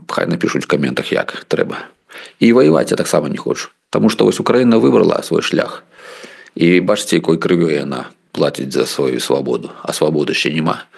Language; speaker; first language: Belarusian; non-native, local second language; Russian